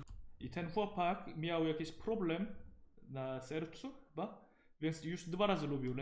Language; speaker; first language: Polish; non-native, learner; Korean